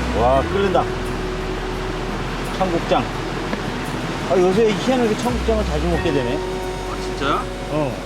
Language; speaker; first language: Korean; native; Korean